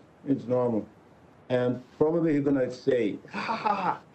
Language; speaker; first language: English; non-native, learner; Portuguese